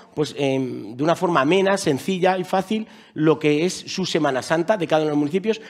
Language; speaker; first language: Spanish; native; Spanish